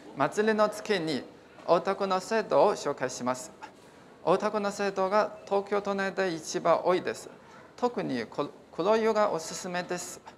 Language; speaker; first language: Japanese; non-native, fluent; Chinese